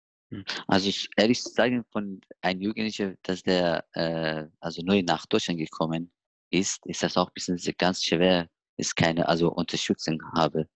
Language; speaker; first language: German; non-native, learner; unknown